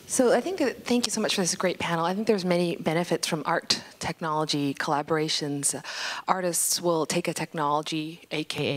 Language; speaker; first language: English; native; English